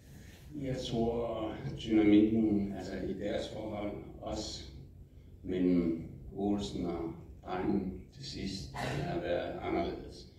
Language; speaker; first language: Danish; non-native, fluent; English